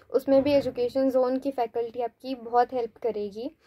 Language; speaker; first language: Hindi; non-native, local second language; Marathi